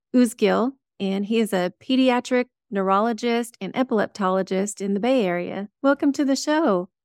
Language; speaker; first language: English; native; English